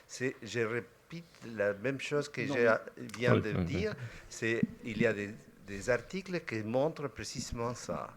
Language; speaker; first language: French; non-native, fluent; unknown